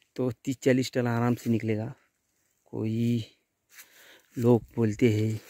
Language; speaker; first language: Hindi; non-native, local second language; Marathi